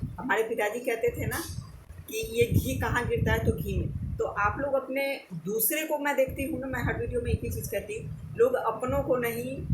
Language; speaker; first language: Hindi; native; Hindi